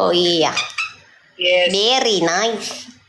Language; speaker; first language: English; non-native, learner; Thai